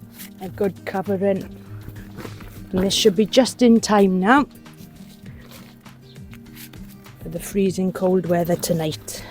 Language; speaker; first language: English; native; English